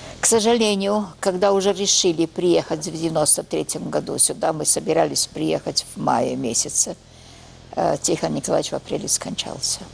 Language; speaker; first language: Russian; early bilingual, heritage; Russian